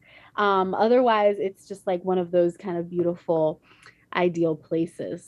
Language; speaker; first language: English; native; English